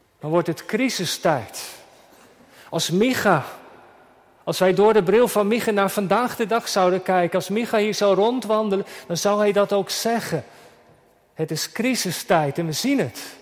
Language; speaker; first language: Dutch; native; Dutch